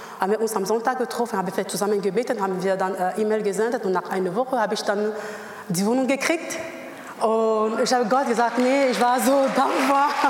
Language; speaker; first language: German; non-native, learner; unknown